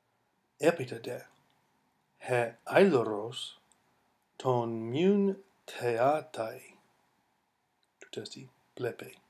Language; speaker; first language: Greek; non-native, fluent; English